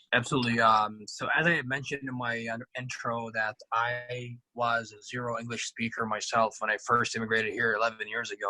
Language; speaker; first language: English; non-native, fluent; Arabic